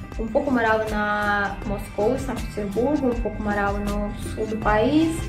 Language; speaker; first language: Portuguese; non-native, learner; Russian